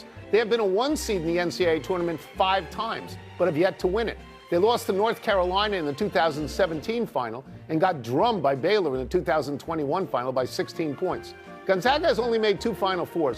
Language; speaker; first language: English; native; English